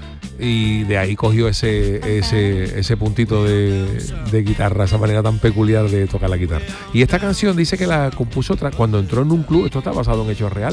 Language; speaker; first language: Spanish; native; Spanish